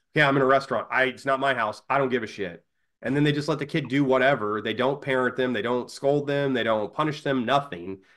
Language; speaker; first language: English; native; English